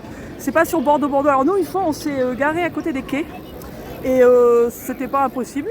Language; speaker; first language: French; native; French